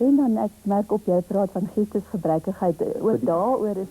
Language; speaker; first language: Afrikaans; native; Afrikaans